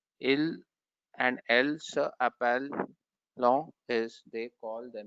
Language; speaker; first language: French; non-native, learner; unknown